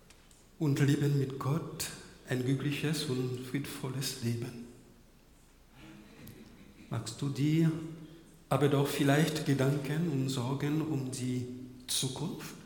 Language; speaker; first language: German; non-native, fluent; French